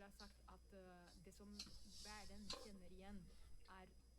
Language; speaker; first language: Norwegian; non-native, fluent; Spanish